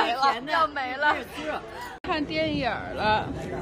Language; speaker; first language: Chinese; native; Chinese